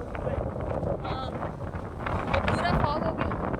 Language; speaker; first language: Hindi; non-native, local second language; Kannada